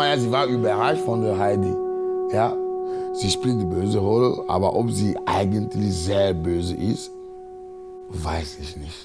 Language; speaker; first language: German; non-native, fluent; Ewe